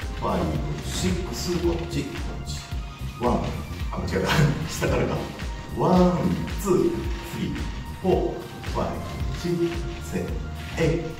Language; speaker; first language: Japanese; native; Japanese